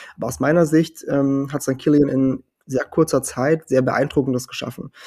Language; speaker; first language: German; early bilingual, heritage; German